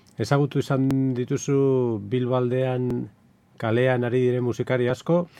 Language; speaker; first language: Basque; native; Basque